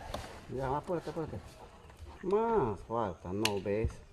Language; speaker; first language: Spanish; non-native, local second language; Shipibo-Conibo